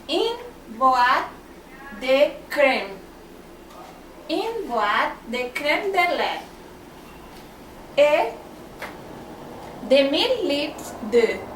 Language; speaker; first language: French; non-native, learner; Portuguese